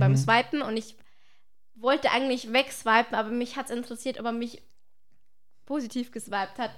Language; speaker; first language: German; native; German